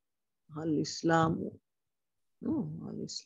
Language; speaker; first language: Arabic; non-native, learner; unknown